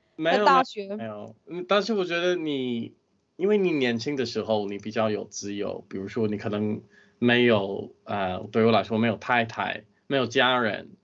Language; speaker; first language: Chinese; non-native, fluent; English